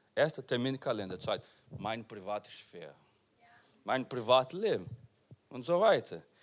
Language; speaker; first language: German; non-native, learner; Portuguese